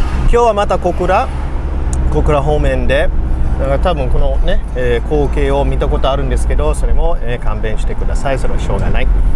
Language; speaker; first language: Japanese; non-native, fluent; English